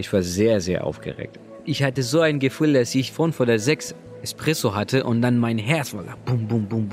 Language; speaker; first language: German; non-native, learner; Persian